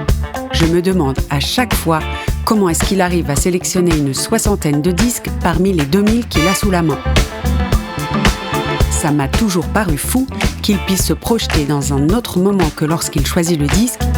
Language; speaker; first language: French; native; French